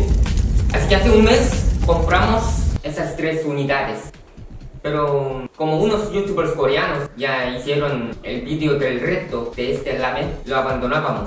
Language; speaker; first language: Spanish; non-native, fluent; Korean